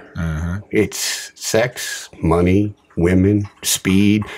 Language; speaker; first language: English; native; English